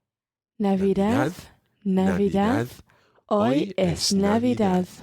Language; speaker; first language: Spanish; non-native, learner; English